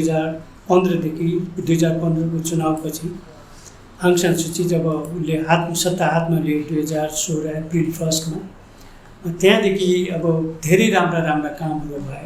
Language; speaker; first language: Nepali; native; Nepali